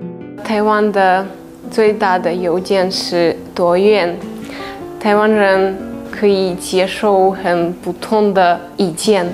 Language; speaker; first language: Chinese; non-native, fluent; Russian